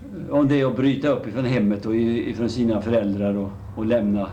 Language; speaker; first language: Swedish; native; Swedish